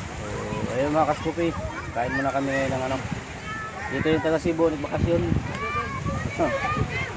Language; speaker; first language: Filipino; non-native, local second language; Waray